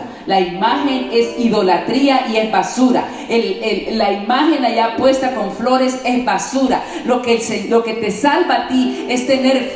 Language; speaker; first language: Spanish; native; Spanish